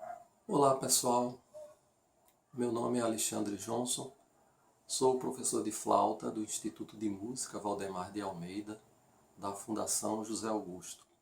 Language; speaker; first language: Portuguese; native; Portuguese